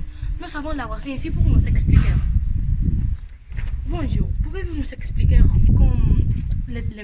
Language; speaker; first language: French; non-native, learner; Spanish